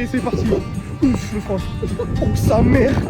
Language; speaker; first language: French; native; French